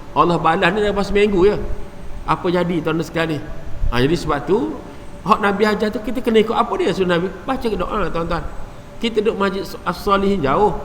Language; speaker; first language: Malay; native; Malay